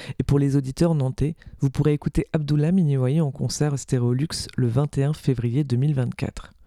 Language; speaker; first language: French; native; French